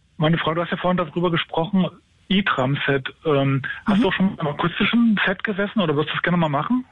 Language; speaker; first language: German; native; German